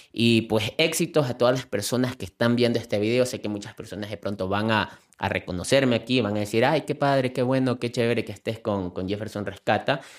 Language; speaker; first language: Spanish; native; Spanish